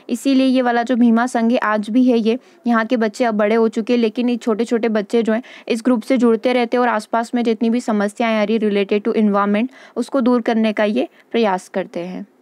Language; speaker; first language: Hindi; native; Hindi